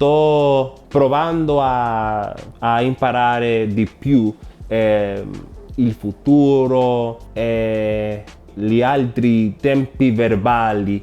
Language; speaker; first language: Italian; non-native, learner; Spanish